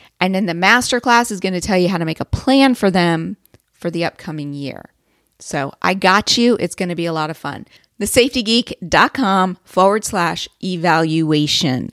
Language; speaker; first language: English; native; English